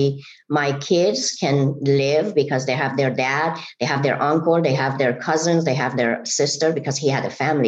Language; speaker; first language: English; non-native, fluent; Persian